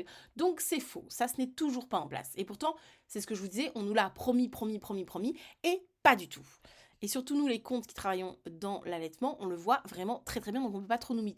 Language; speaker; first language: French; native; French